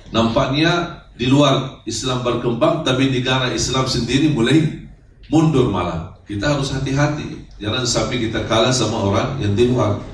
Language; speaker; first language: Indonesian; non-native, fluent; Arabic